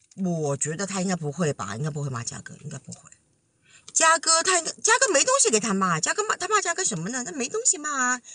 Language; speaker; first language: Chinese; native; Chinese